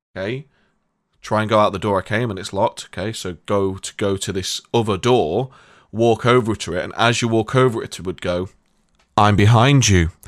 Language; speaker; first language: English; native; English